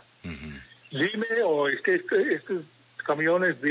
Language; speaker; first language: Spanish; non-native, fluent; English